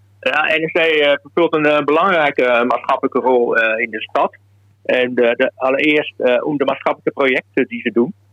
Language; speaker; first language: Dutch; native; Dutch